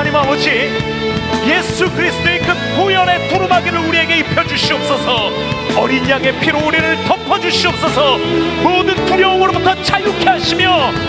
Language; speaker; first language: Korean; native; Korean